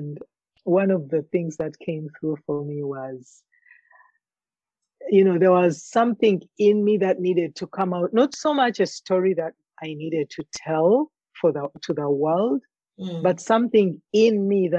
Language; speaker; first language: English; non-native, local second language; Ganda